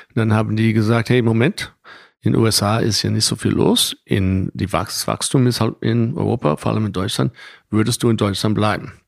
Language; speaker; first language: German; non-native, fluent; English